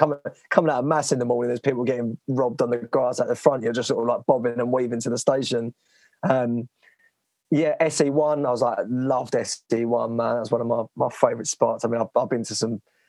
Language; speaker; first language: English; native; English